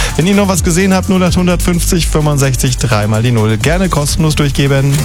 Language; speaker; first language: German; native; German